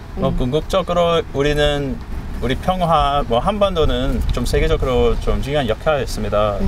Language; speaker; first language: Korean; non-native, fluent; English